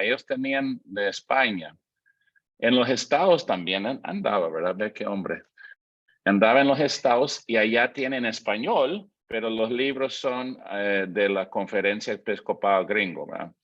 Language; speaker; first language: Spanish; non-native, fluent; English